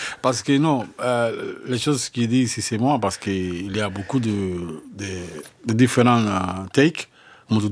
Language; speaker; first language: French; non-native, fluent; Spanish